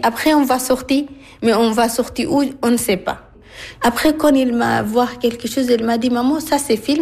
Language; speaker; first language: French; non-native, learner; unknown